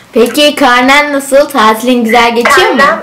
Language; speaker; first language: Turkish; native; Turkish